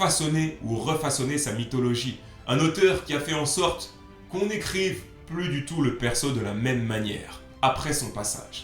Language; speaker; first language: French; native; French